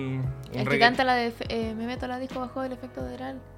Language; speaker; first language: Spanish; native; Spanish